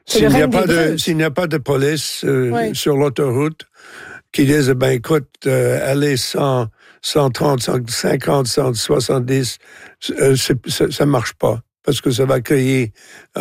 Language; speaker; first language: French; non-native, local second language; English